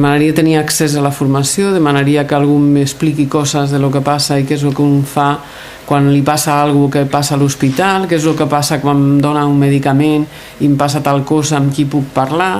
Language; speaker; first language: Catalan; native; Catalan